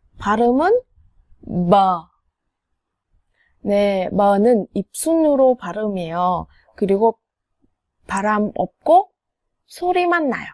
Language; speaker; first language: Korean; non-native, fluent; Vietnamese